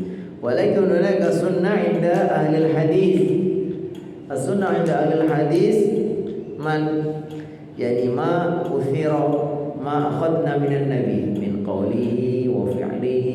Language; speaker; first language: Arabic; non-native, fluent; Indonesian